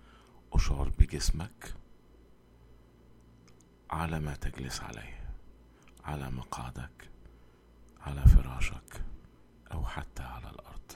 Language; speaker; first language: Arabic; native; Arabic